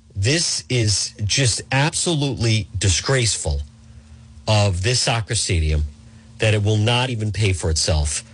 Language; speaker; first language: English; native; English